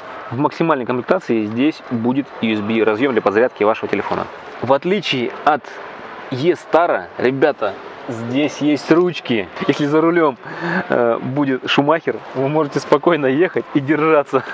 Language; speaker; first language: Russian; native; Russian